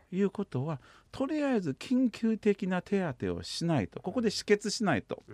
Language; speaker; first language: Japanese; non-native, fluent; Chinese